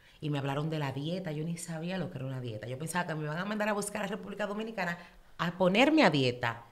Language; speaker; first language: Spanish; early bilingual, heritage; Spanish